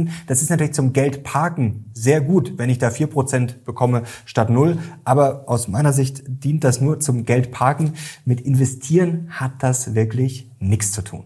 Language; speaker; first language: German; native; German